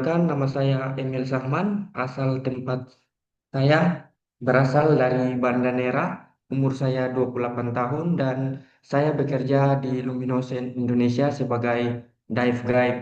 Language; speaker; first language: Indonesian; native; Indonesian